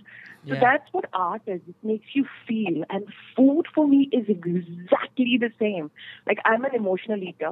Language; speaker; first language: English; non-native, local second language; Hindi